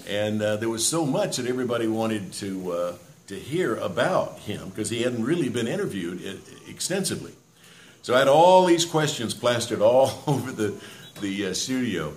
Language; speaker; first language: English; native; English